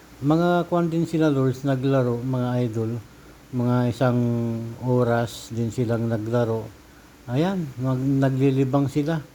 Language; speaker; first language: Filipino; native; Filipino